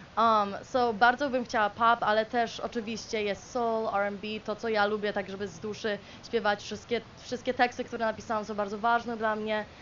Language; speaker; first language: Polish; early bilingual, heritage; Polish